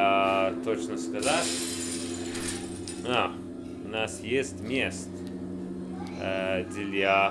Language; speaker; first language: Russian; non-native, learner; English